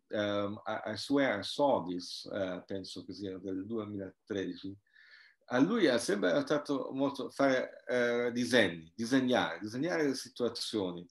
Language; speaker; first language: Italian; non-native, fluent; German